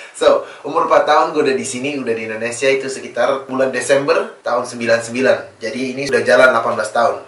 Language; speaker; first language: Indonesian; early bilingual, other home language; English